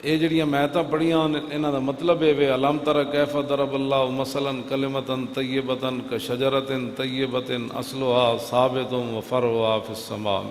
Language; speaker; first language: Urdu; non-native, local second language; Punjabi